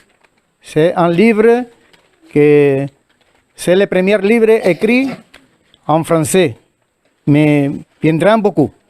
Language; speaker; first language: French; non-native, learner; Spanish